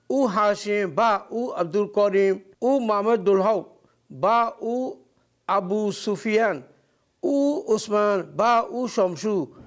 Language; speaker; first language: Burmese; non-native, local second language; Rohingya